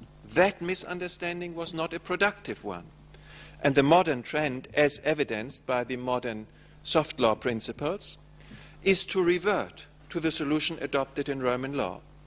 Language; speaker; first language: English; non-native, fluent; German